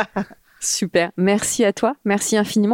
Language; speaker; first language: French; native; French